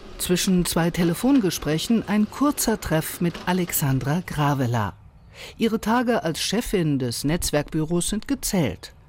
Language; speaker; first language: German; native; German